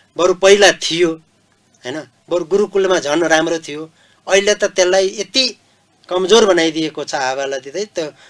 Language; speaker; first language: Nepali; non-native, local second language; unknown